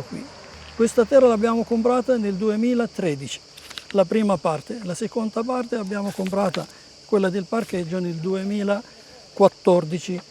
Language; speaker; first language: Italian; non-native, fluent; Arabic